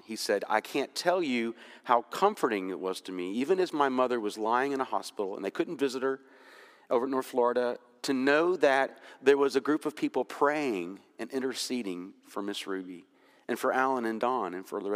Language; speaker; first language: English; native; English